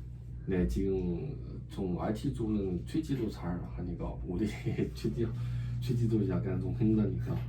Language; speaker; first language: Korean; non-native, learner; Chinese